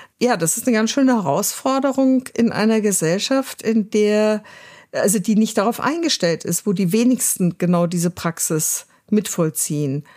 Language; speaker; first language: German; native; German